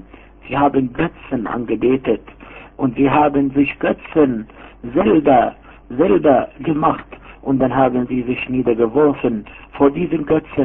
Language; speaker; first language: German; non-native, fluent; Arabic